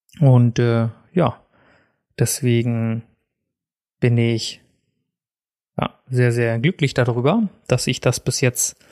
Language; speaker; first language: German; native; German